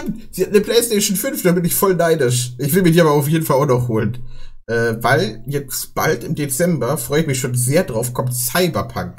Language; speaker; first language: German; native; German